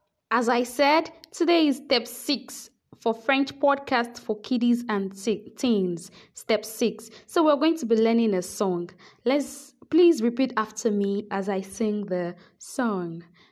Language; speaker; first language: English; non-native, local second language; Yoruba